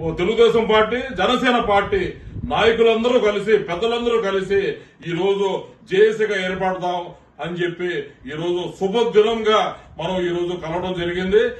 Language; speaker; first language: Telugu; non-native, local second language; Urdu